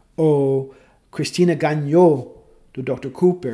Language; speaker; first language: Portuguese; non-native, fluent; English